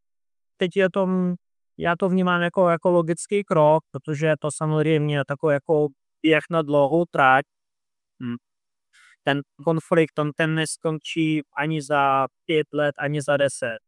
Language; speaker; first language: Czech; non-native, fluent; Russian